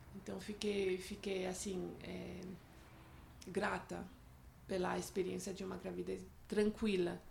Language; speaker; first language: Portuguese; non-native, fluent; French